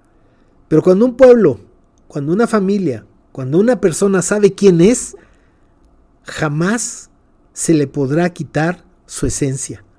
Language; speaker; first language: Spanish; native; Spanish